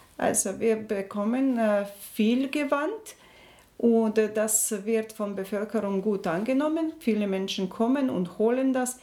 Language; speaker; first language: German; non-native, learner; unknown